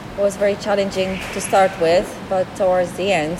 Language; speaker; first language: English; non-native, fluent; Polish